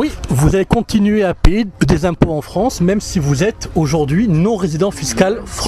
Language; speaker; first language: French; native; French